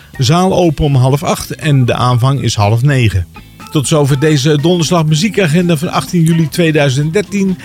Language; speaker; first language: Dutch; native; Dutch